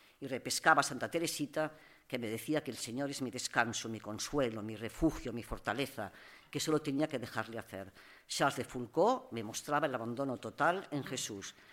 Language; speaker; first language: Spanish; non-native, local second language; Catalan